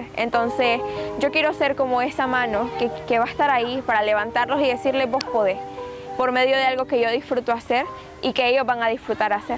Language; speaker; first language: Spanish; native; Spanish